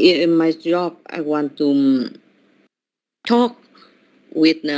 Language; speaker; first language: English; non-native, learner; Vietnamese